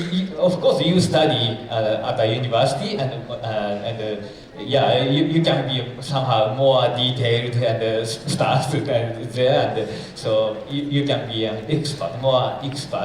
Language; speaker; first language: English; non-native, fluent; Japanese